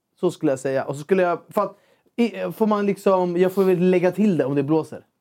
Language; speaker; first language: Swedish; native; Swedish